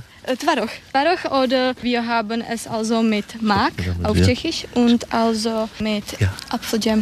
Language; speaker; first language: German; non-native, learner; Czech